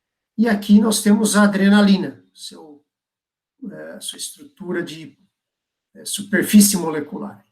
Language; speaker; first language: Portuguese; native; Portuguese